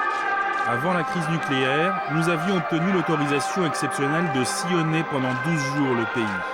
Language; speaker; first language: French; native; French